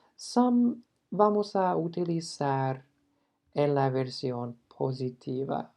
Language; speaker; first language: Spanish; non-native, fluent; English